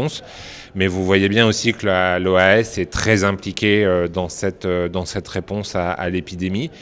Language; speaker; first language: French; native; French